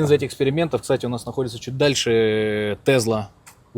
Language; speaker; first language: Russian; native; Russian